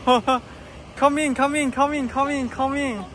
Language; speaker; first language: English; non-native, learner; Chinese